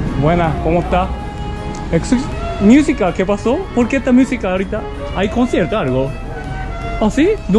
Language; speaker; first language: Spanish; non-native, learner; Japanese